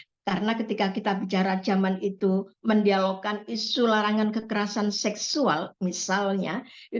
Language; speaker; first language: Indonesian; native; Indonesian